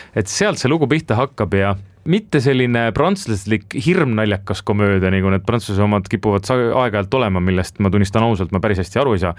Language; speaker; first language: Estonian; native; Estonian